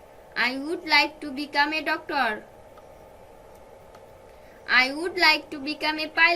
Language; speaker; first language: English; non-native, fluent; Bangla